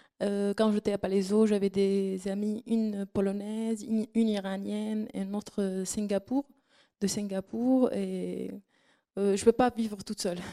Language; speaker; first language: French; non-native, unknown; Arabic